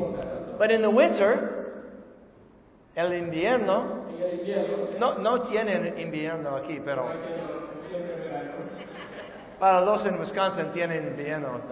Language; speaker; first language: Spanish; non-native, learner; English